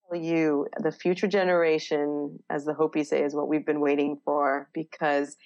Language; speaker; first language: English; non-native, fluent; Hebrew